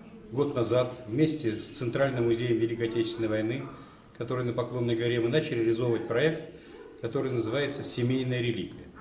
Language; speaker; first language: Russian; native; Russian